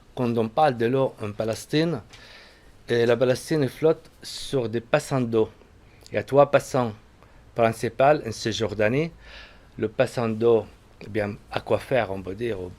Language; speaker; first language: French; non-native, fluent; Arabic